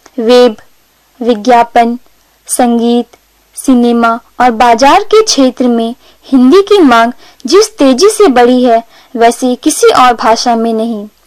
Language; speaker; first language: Hindi; native; Hindi